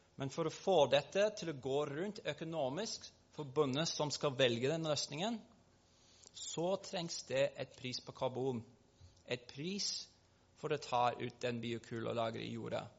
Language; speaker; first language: Norwegian; non-native, fluent; English